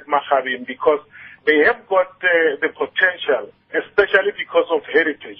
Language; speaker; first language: English; non-native, local second language; Northern Sotho